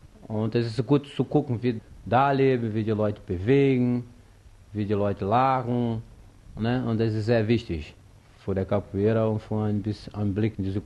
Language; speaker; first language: German; non-native, fluent; Portuguese